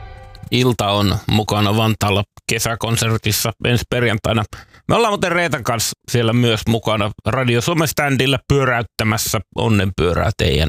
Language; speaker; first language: Finnish; native; Finnish